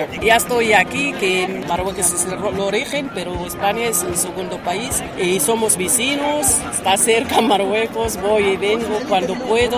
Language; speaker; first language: Spanish; non-native, learner; Arabic